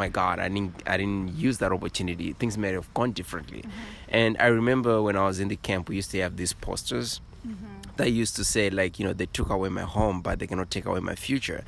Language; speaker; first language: English; non-native, local second language; Kinyarwanda